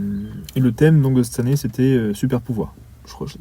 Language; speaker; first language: French; native; French